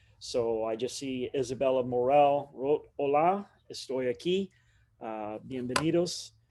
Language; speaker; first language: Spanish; non-native, learner; English